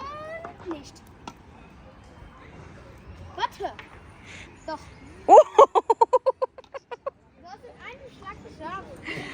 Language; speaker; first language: German; early bilingual, other home language; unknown